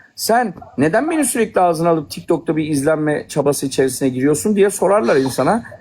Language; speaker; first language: Turkish; native; Turkish